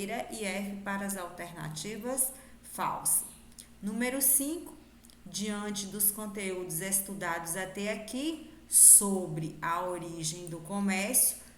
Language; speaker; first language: Portuguese; native; Portuguese